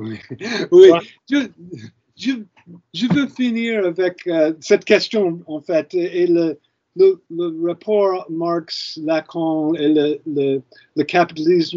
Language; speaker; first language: French; non-native, fluent; English